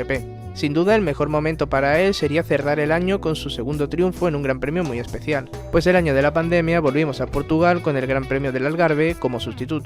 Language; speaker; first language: Spanish; native; Spanish